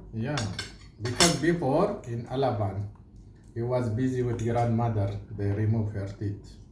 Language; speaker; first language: English; non-native, learner; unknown